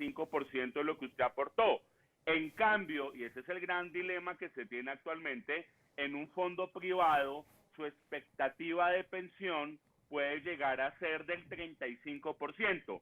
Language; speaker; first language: Spanish; native; Spanish